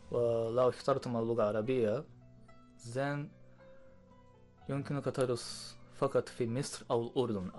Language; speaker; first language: Arabic; non-native, learner; Japanese